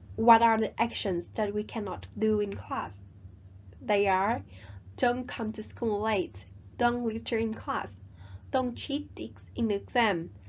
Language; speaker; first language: English; non-native, fluent; Vietnamese